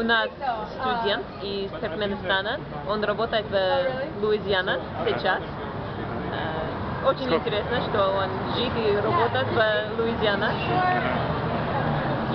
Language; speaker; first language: Russian; non-native, fluent; English